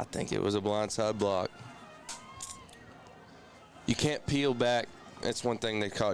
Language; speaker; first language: English; native; English